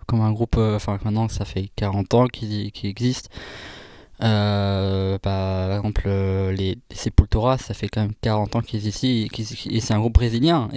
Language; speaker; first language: French; native; French